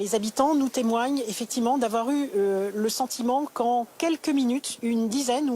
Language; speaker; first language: French; native; French